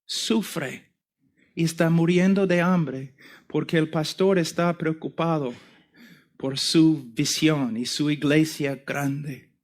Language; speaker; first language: Spanish; non-native, fluent; English